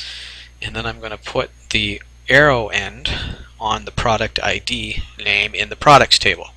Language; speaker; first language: English; native; English